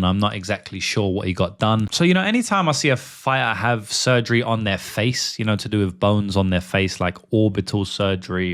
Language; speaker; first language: English; native; English